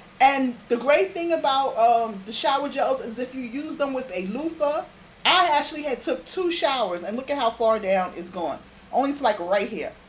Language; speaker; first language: English; native; English